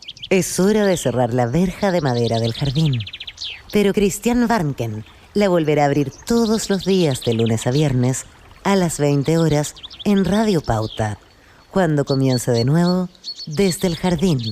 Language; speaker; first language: Spanish; native; Spanish